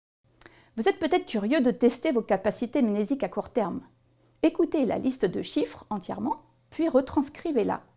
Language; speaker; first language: French; native; French